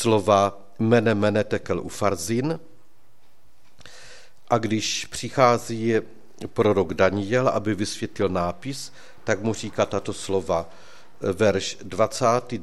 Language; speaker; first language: Czech; native; Czech